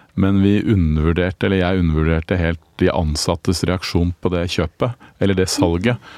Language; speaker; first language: Norwegian; native; Norwegian